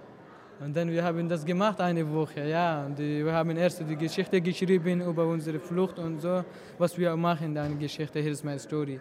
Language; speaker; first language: German; non-native, learner; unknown